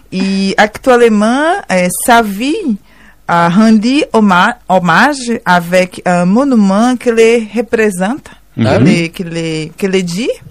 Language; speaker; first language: French; non-native, learner; Portuguese